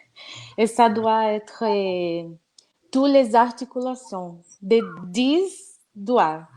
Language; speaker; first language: French; non-native, learner; Portuguese